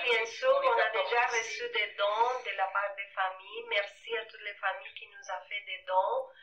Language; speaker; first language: French; non-native, fluent; Spanish